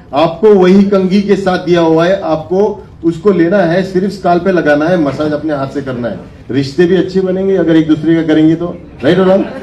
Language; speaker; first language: Hindi; non-native, local second language; Marathi